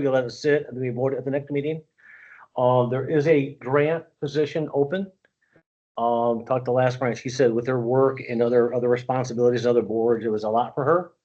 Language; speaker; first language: English; native; English